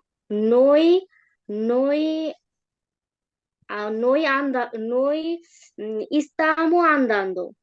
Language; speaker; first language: Italian; non-native, learner; Bangla